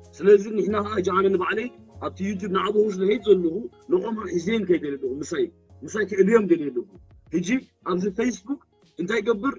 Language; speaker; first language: Tigrinya; early bilingual, heritage; Tigrinya